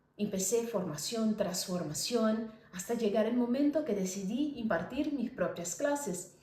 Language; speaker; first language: Spanish; non-native, fluent; Portuguese